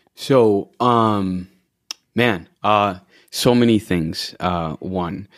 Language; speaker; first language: English; non-native, local second language; Ganda